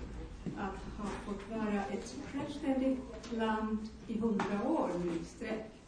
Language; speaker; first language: Swedish; non-native, local second language; Finnish